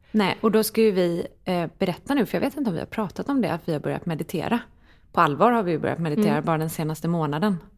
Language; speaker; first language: Swedish; native; Swedish